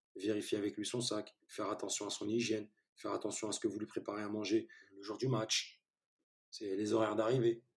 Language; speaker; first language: French; early bilingual, other home language; Turkish